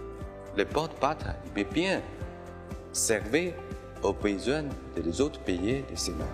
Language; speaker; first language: French; non-native, fluent; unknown